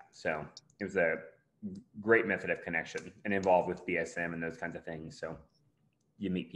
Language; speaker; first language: English; native; English